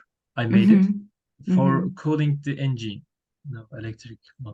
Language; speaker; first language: English; non-native, learner; Turkish